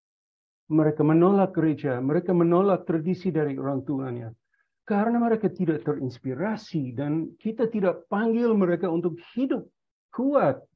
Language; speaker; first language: Indonesian; non-native, fluent; English